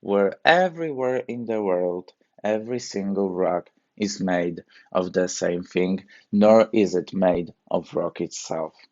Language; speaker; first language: English; non-native, fluent; Polish